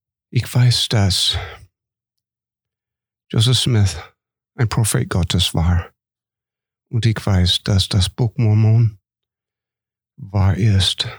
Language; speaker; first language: German; non-native, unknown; English